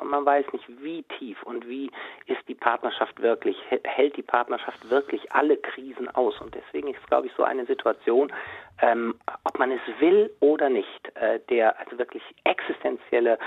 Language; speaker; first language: German; native; German